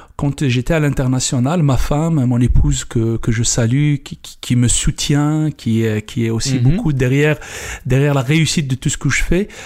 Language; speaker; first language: French; non-native, local second language; Kabyle